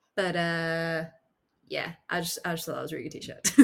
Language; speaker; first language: English; native; English